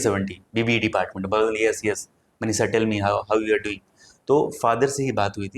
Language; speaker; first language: Hindi; native; Hindi